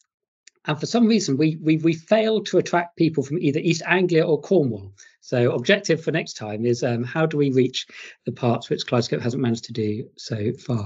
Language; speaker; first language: English; native; English